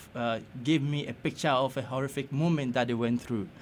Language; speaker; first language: English; non-native, local second language; Ga